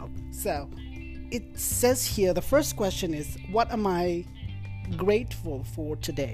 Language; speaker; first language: English; non-native, local second language; Filipino